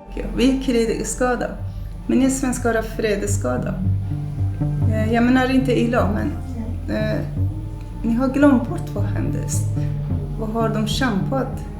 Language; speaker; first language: Swedish; non-native, fluent; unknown